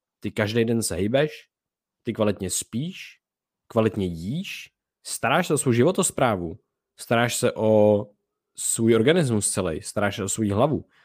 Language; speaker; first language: Czech; native; Czech